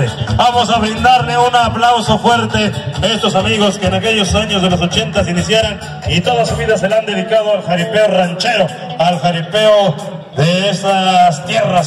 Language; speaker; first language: Spanish; native; Spanish